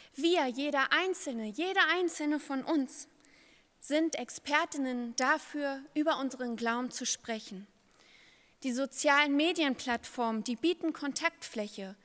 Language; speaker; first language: German; native; German